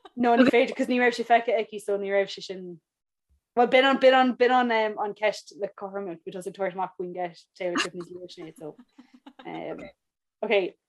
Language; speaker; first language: Irish; native; Irish